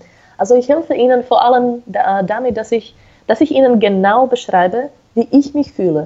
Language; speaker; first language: German; non-native, fluent; Slovak